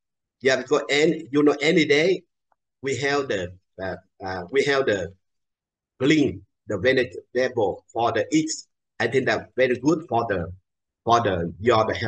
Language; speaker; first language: English; non-native, learner; Vietnamese